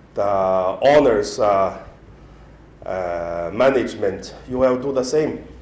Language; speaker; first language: English; non-native, learner; Chinese